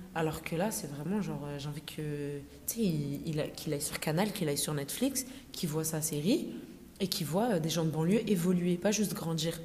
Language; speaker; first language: French; native; French